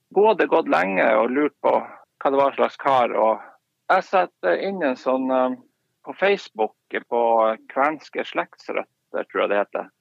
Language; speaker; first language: Norwegian; native; Norwegian